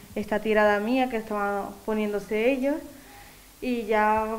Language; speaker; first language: Spanish; native; Spanish